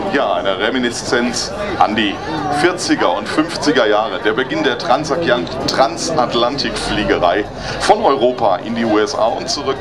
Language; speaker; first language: German; native; German